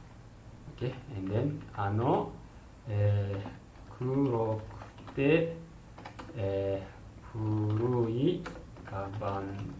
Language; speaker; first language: Japanese; non-native, learner; Malay